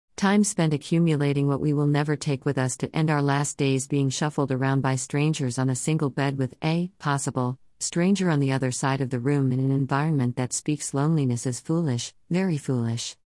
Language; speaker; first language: English; non-native, local second language; Jamaican Creole English